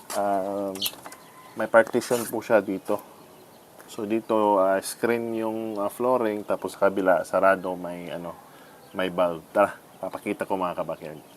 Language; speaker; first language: Filipino; non-native, local second language; Cebuano